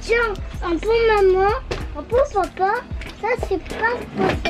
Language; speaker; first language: French; early bilingual, other home language; Filipino